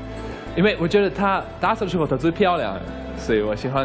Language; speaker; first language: Chinese; non-native, learner; German